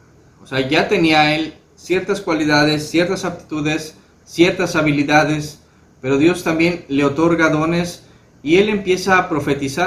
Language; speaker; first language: Spanish; native; Spanish